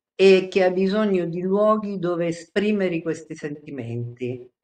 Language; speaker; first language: Italian; native; Italian